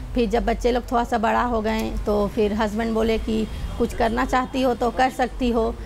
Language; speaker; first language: Hindi; native; Hindi